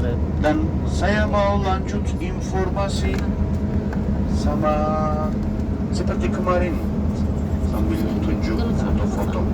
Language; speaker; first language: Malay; non-native, fluent; Turkish